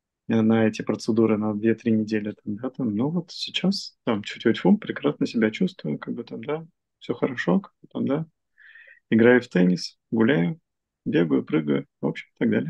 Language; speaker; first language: Russian; native; Russian